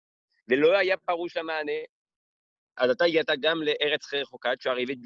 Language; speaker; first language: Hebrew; non-native, fluent; French